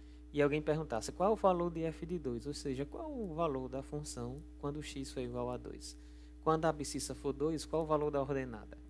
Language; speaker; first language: Portuguese; native; Portuguese